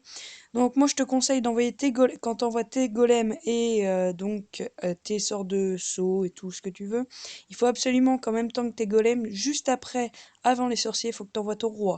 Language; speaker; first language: French; native; French